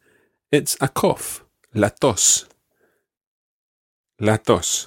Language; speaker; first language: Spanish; non-native, fluent; English